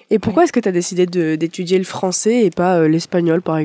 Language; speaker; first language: French; native; French